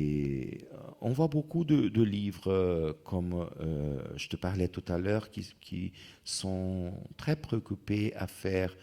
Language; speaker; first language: French; non-native, fluent; Portuguese